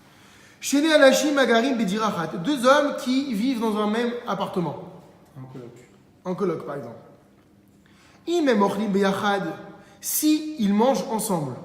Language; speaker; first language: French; native; French